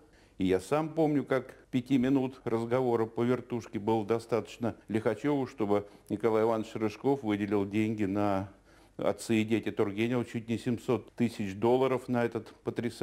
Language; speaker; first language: Russian; native; Russian